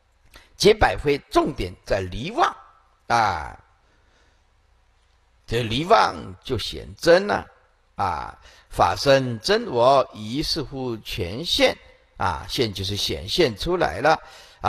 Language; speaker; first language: Chinese; native; Chinese